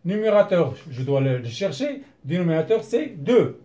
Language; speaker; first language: French; non-native, local second language; Arabic